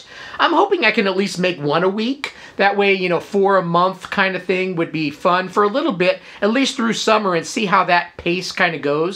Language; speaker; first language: English; native; English